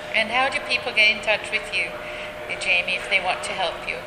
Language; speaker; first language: English; non-native, local second language; Ganda